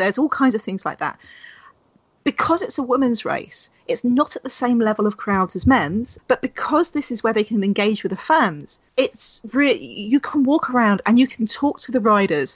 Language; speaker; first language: English; native; English